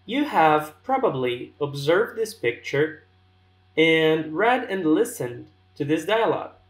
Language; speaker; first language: English; non-native, fluent; Portuguese